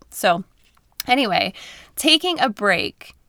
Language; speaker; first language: English; native; English